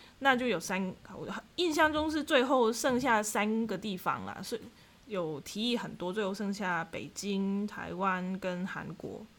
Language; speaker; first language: Chinese; non-native, local second language; Cantonese